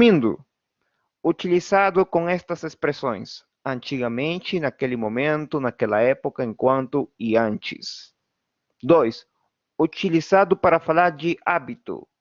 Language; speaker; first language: Portuguese; non-native, fluent; Spanish